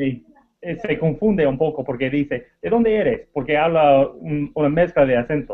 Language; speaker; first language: Spanish; non-native, learner; English